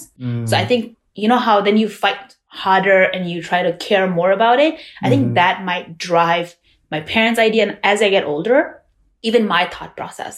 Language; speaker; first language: English; non-native, local second language; Tibetan